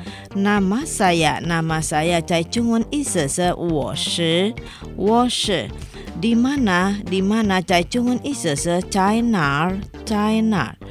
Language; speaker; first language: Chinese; non-native, learner; Indonesian